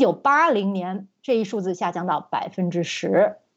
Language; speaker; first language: Chinese; native; Chinese